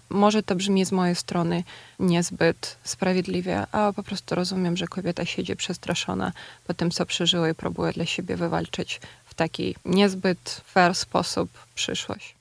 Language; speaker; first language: Polish; non-native, fluent; Ukrainian